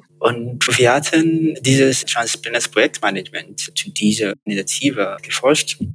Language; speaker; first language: German; non-native, fluent; Yoruba